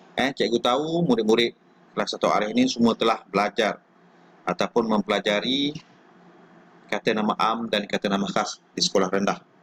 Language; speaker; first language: Malay; native; Malay